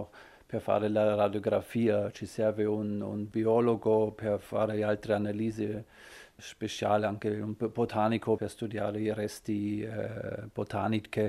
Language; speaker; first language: Italian; non-native, learner; German